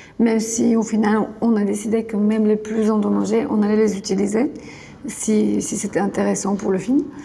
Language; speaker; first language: French; non-native, fluent; Bulgarian